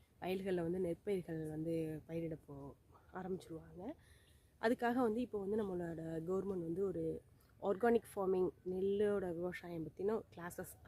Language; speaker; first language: Tamil; native; Tamil